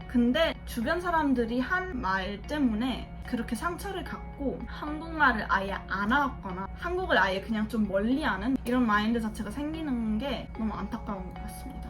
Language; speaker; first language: Korean; early bilingual, heritage; Korean